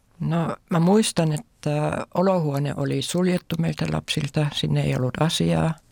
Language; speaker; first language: Finnish; non-native, fluent; German